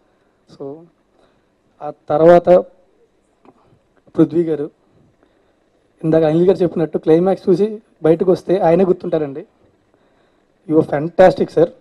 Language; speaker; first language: Telugu; native; Telugu